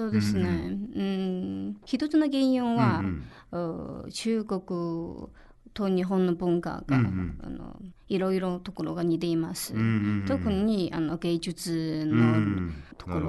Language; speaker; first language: Japanese; non-native, learner; Chinese